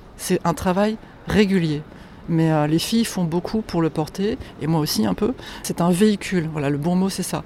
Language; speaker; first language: French; non-native, fluent; Polish